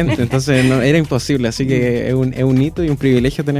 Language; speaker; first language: Spanish; native; Spanish